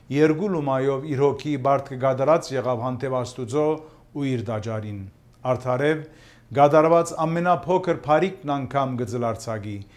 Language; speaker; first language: Armenian; early bilingual, heritage; Armenian